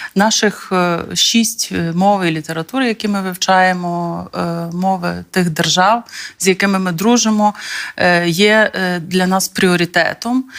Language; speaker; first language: Ukrainian; native; Ukrainian